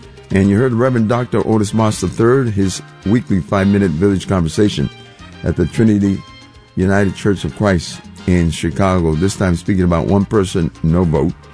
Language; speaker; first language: English; non-native, local second language; Spanish